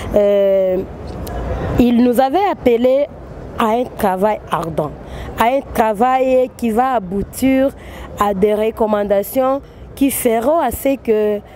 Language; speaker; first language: French; non-native, local second language; Swahili